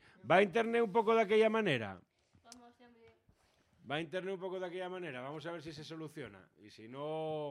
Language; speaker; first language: Spanish; native; Spanish